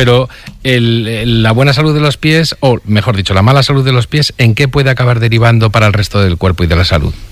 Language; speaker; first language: Spanish; native; Spanish